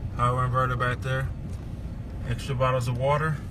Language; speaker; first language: English; native; English